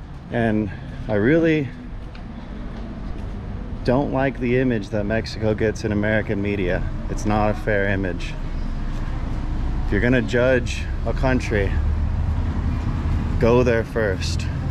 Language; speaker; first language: English; native; English